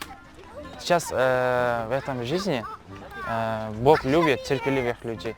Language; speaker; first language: Russian; non-native, local second language; Kazakh